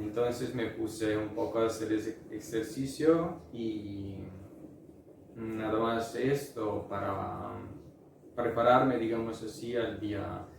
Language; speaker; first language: Spanish; non-native, fluent; Italian